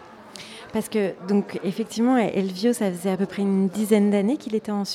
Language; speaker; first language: French; native; French